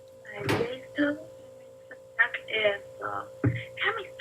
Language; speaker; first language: English; non-native, learner; Chinese